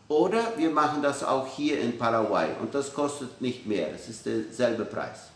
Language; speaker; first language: German; early bilingual, heritage; Spanish